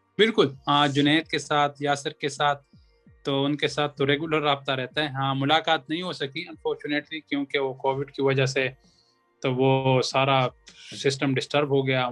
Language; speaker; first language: Urdu; non-native, local second language; Pashto